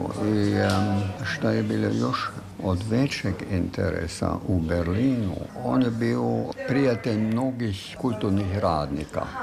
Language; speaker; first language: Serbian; non-native, fluent; German